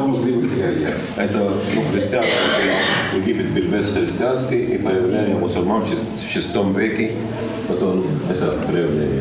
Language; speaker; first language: Russian; non-native, learner; Arabic